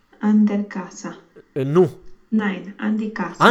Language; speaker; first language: German; non-native, learner; Romanian